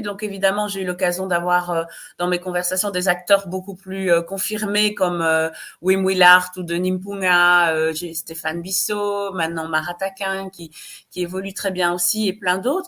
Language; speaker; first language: French; native; French